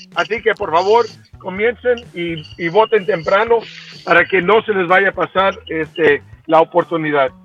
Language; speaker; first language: Spanish; early bilingual, heritage; Spanish